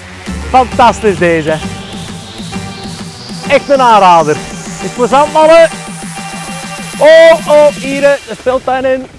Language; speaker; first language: Dutch; native; Dutch